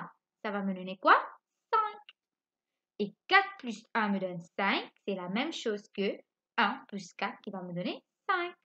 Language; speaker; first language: French; non-native, local second language; Morisyen